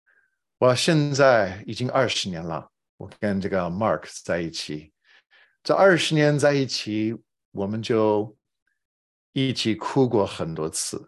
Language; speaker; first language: Chinese; non-native, fluent; English